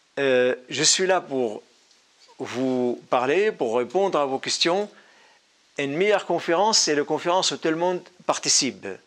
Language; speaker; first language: French; non-native, fluent; Arabic